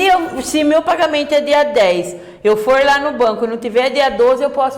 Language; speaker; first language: Portuguese; native; Portuguese